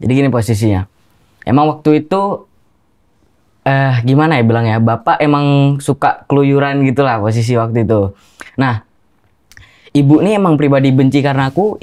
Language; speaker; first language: Indonesian; non-native, local second language; Javanese